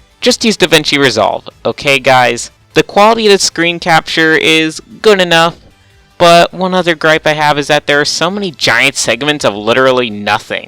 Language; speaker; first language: English; native; English